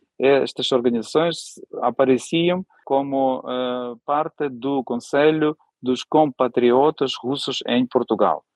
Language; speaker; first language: Portuguese; non-native, fluent; Ukrainian